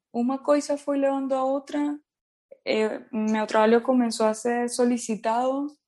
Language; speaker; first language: Portuguese; non-native, learner; Spanish